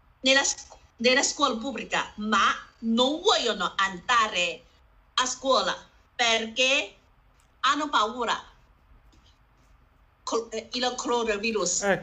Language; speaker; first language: Italian; non-native, learner; Chinese